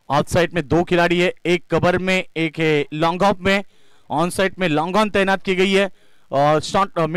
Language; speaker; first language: Hindi; non-native, local second language; Marathi